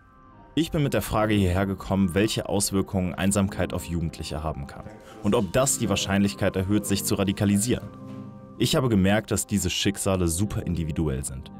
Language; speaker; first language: German; native; German